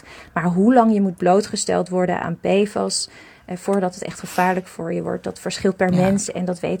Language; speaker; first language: Dutch; native; Dutch